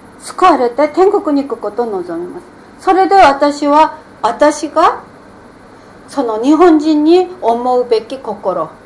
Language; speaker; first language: Japanese; non-native, fluent; Korean